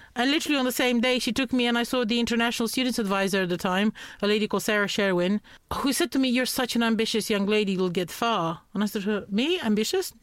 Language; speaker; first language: English; non-native, fluent; Romanian